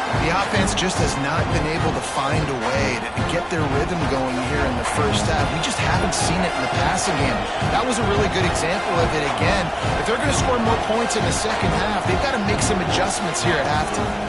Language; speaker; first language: English; native; English